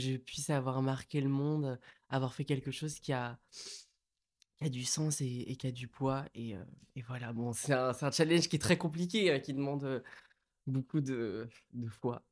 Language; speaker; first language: French; native; French